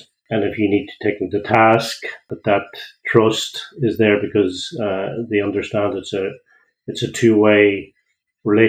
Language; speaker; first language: English; native; English